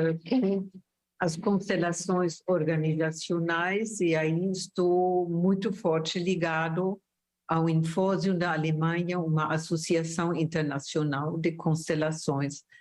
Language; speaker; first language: Portuguese; non-native, fluent; German